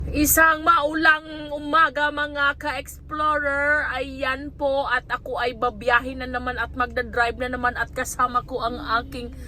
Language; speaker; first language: Filipino; non-native, local second language; Bikol